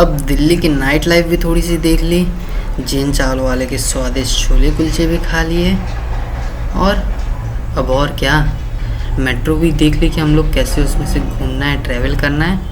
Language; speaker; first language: Hindi; native; Hindi